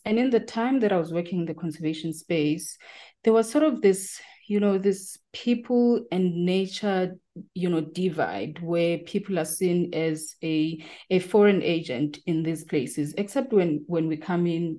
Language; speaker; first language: English; non-native, local second language; Tsonga